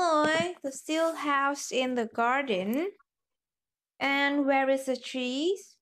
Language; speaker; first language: English; non-native, fluent; Vietnamese